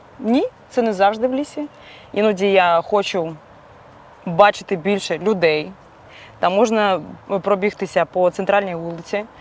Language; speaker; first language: Ukrainian; non-native, local second language; Russian